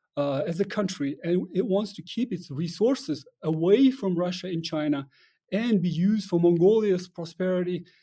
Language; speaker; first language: English; non-native, fluent; Russian